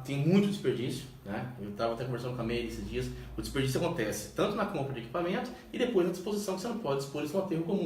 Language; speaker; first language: Portuguese; native; Portuguese